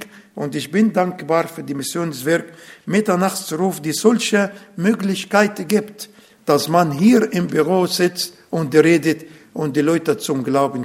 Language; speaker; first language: German; non-native, learner; Arabic